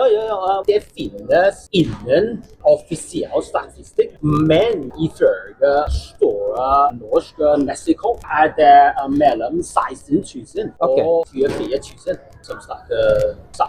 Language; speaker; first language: Norwegian; non-native, learner; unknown